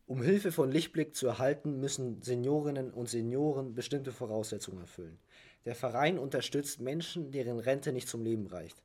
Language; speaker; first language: German; native; German